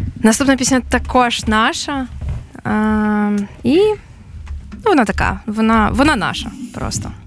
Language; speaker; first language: Ukrainian; native; Ukrainian